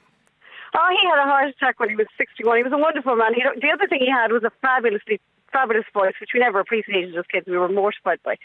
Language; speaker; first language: English; native; English